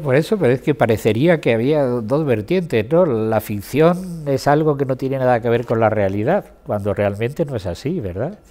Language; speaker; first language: Spanish; native; Spanish